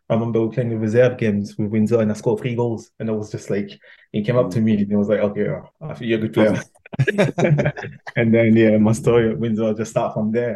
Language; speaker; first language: English; non-native, fluent; French